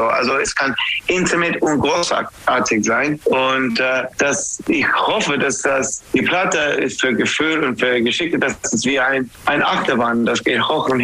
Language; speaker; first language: German; non-native, fluent; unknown